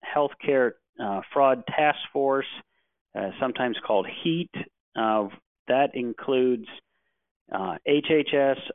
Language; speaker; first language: English; native; English